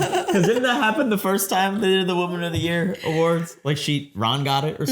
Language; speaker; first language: English; native; English